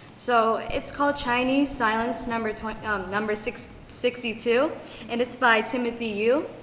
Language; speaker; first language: English; early bilingual, other home language; Vietnamese